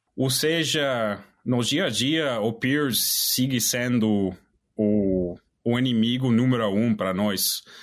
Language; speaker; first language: Portuguese; non-native, fluent; English